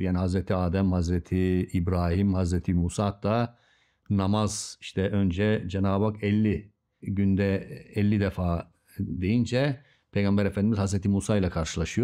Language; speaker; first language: Turkish; native; Turkish